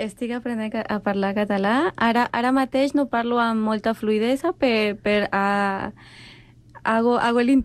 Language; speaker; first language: Catalan; non-native, learner; Spanish